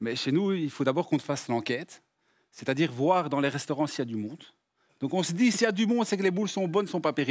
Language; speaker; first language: French; native; French